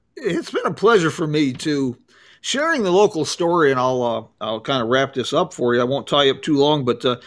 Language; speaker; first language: English; native; English